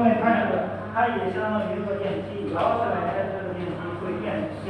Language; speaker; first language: Chinese; native; Chinese